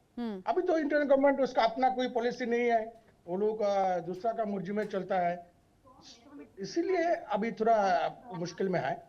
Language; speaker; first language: Hindi; non-native, local second language; Bangla